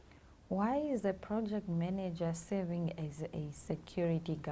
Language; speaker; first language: English; native; English